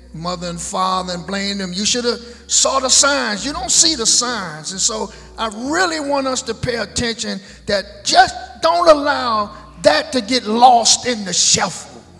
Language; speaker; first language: English; native; English